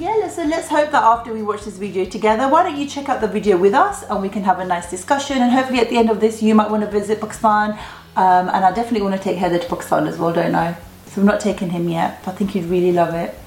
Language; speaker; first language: English; early bilingual, other home language; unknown